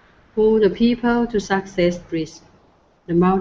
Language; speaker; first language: English; non-native, learner; Thai